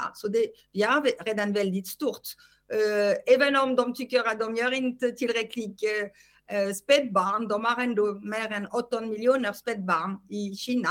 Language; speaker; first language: Swedish; non-native, fluent; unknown